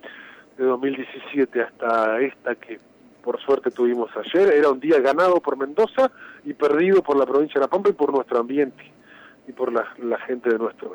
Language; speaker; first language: Spanish; native; Spanish